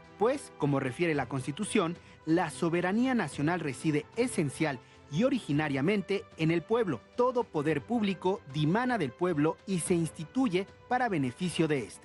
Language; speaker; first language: Spanish; native; Spanish